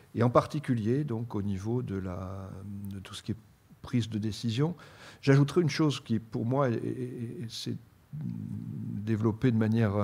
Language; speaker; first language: French; native; French